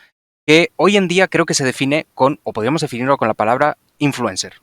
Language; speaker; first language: Spanish; native; Spanish